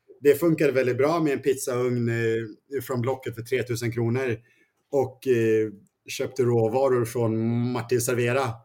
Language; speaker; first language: Swedish; early bilingual, other home language; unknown